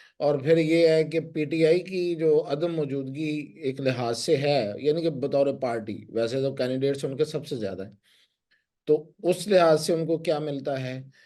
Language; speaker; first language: Urdu; non-native, local second language; Punjabi